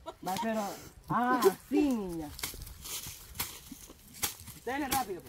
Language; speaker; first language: Spanish; native; Spanish